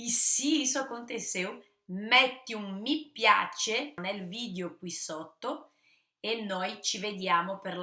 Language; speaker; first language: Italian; non-native, fluent; Portuguese